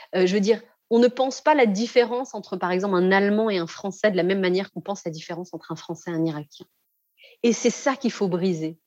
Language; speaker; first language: French; native; French